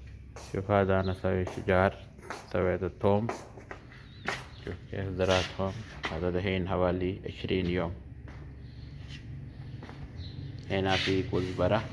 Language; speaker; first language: Arabic; non-native, learner; Urdu